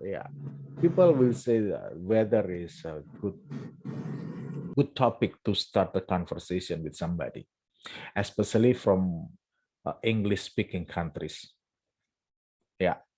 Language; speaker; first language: English; non-native, fluent; Indonesian